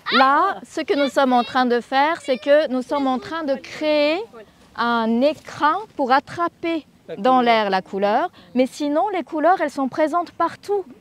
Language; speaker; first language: French; non-native, fluent; Japanese